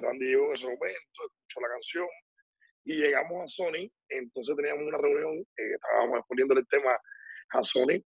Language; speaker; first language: Spanish; native; Spanish